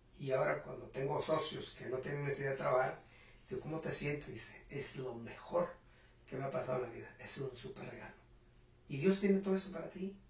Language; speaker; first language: Spanish; non-native, local second language; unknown